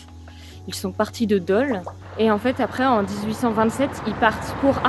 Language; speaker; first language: French; native; French